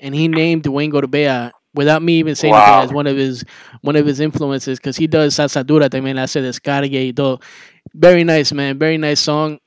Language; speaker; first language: English; early bilingual, other home language; Spanish